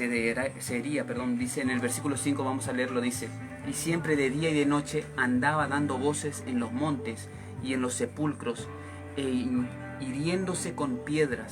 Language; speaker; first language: Spanish; native; Spanish